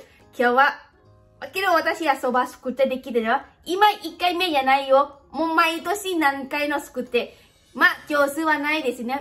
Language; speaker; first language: Japanese; non-native, learner; Lao